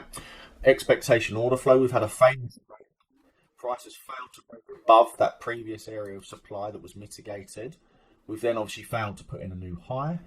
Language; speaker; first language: English; native; English